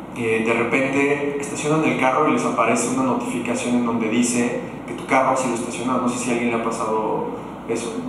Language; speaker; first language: Spanish; native; Spanish